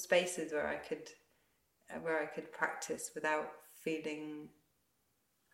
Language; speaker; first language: English; native; English